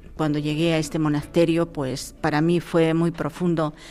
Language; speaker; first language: Spanish; native; Spanish